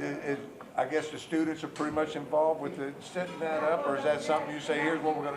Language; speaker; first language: English; native; English